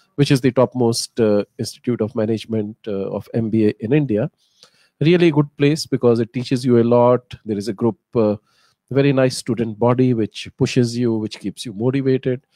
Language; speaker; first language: English; non-native, local second language; Hindi